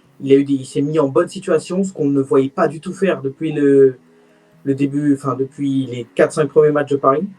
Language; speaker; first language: French; native; French